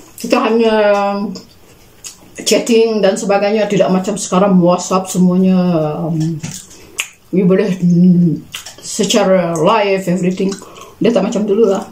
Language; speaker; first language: Malay; native; Malay